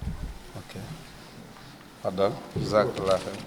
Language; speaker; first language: Arabic; non-native, fluent; Wolof